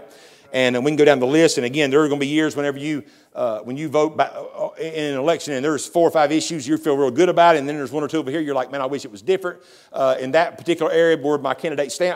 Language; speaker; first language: English; native; English